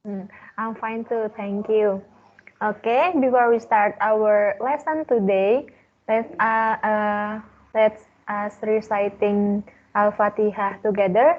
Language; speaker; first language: English; non-native, learner; Indonesian